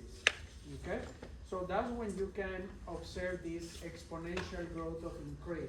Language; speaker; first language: English; non-native, fluent; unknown